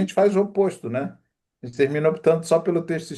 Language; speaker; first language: Portuguese; native; Portuguese